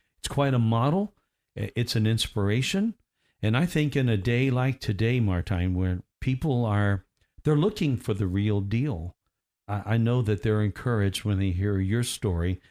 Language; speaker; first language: English; native; English